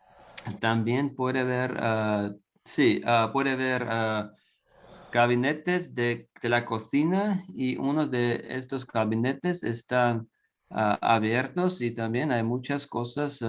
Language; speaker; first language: Spanish; non-native, learner; English